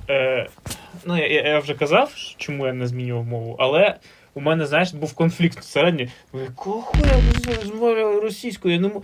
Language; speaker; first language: Ukrainian; non-native, local second language; Russian